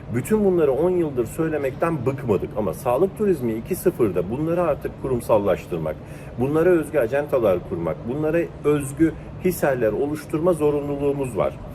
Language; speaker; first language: Turkish; native; Turkish